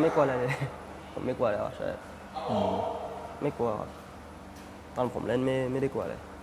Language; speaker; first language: Thai; early bilingual, heritage; Thai